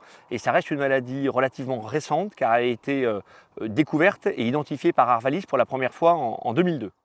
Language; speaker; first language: French; native; French